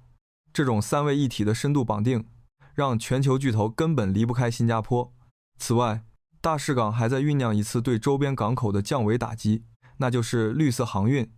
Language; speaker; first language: Chinese; native; Chinese